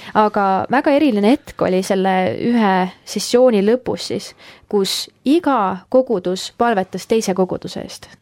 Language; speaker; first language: Estonian; early bilingual, heritage; Estonian